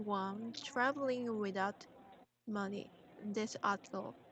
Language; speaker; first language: English; non-native, learner; Korean